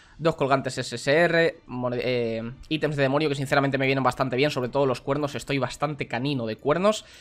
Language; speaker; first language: Spanish; native; Spanish